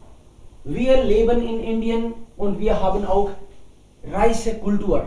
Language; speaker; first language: German; non-native, learner; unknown